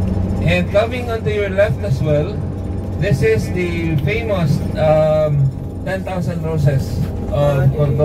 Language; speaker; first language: English; non-native, local second language; Filipino